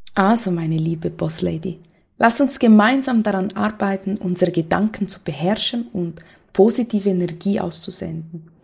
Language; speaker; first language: German; non-native, fluent; Portuguese